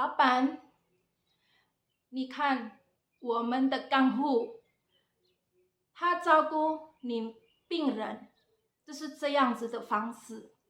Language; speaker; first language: Chinese; non-native, fluent; Indonesian